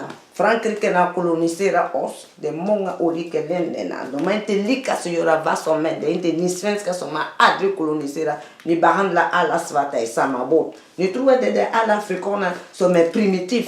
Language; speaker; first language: Swedish; non-native, fluent; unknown